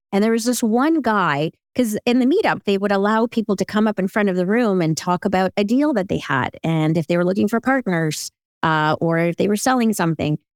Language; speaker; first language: English; early bilingual, other home language; Ukrainian